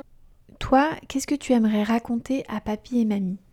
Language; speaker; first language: French; native; French